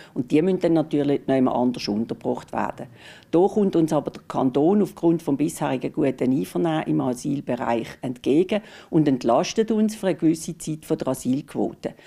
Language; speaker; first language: German; native; German